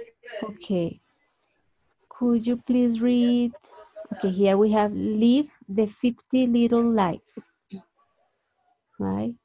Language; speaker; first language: English; non-native, fluent; Spanish